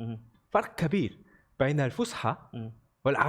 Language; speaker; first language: Arabic; non-native, learner; Korean